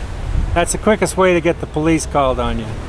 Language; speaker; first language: English; native; English